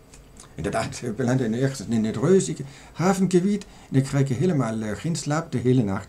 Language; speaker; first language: German; non-native, learner; Danish